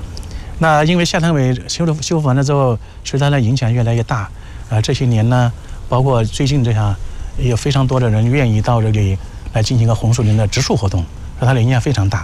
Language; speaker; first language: Chinese; native; Chinese